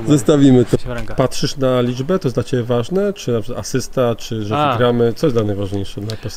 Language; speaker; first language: Polish; native; Polish